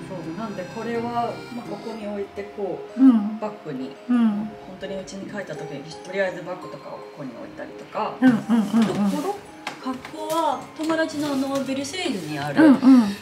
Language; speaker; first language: Japanese; non-native, fluent; Chinese